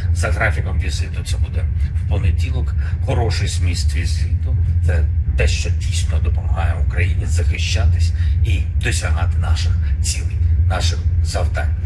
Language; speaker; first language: Ukrainian; non-native, local second language; Russian